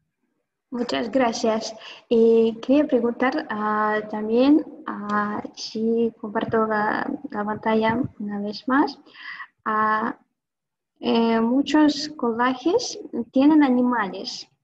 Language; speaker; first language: Spanish; non-native, fluent; Russian